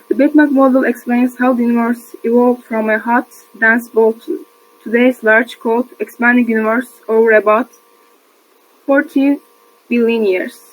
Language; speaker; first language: English; non-native, learner; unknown